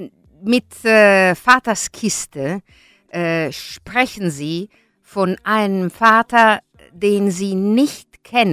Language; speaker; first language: German; non-native, learner; Italian